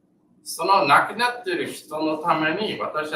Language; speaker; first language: Japanese; non-native, learner; English